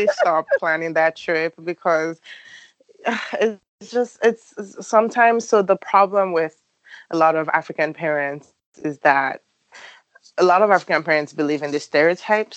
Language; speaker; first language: English; non-native, local second language; Yoruba